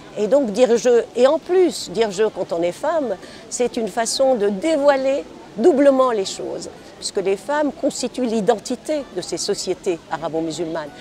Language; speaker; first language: French; non-native, local second language; Arabic